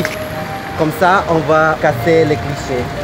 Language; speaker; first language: French; non-native, fluent; Russian